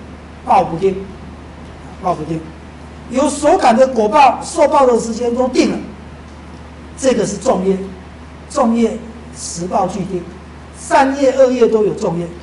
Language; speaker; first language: Chinese; native; Chinese